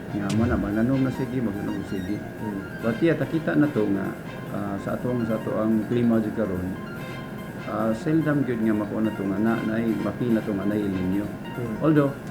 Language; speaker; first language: Cebuano; native; Cebuano